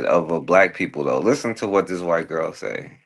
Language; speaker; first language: English; native; English